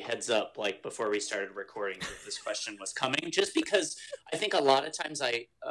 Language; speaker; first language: English; native; English